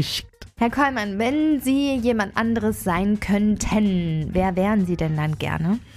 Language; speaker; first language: German; native; German